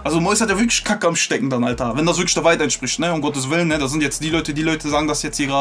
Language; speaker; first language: German; native; German